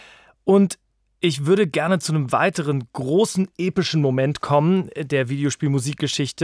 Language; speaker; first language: German; native; German